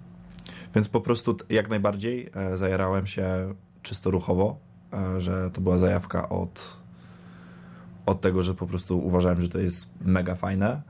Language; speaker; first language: Polish; early bilingual, other home language; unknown